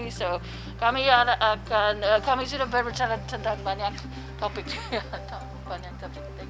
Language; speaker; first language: Indonesian; non-native, fluent; English